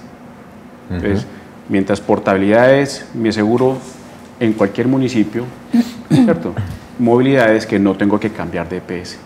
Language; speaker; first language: Spanish; native; Spanish